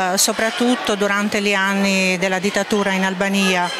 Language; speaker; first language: Italian; non-native, fluent; Albanian